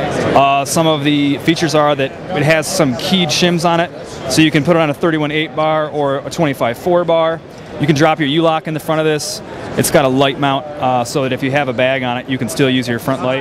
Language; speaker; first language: English; native; English